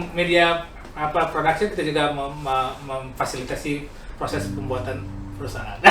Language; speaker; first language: Indonesian; native; Indonesian